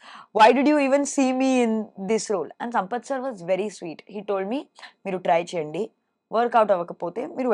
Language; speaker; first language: Telugu; non-native, learner; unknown